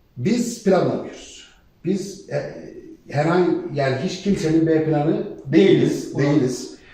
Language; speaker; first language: Turkish; native; Turkish